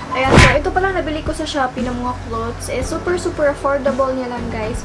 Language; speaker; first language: Filipino; non-native, local second language; Cebuano